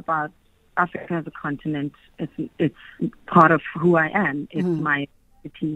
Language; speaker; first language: English; non-native, local second language; Xhosa